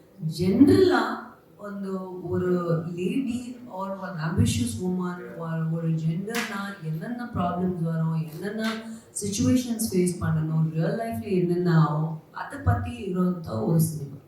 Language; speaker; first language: Tamil; non-native, learner; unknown